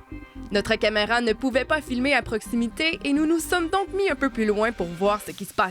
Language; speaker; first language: French; native; French